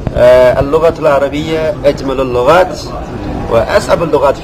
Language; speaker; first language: Arabic; non-native, learner; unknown